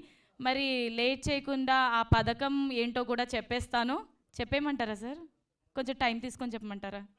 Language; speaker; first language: Telugu; native; Telugu